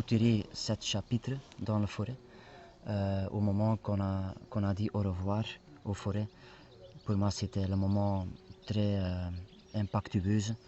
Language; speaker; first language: French; non-native, fluent; Spanish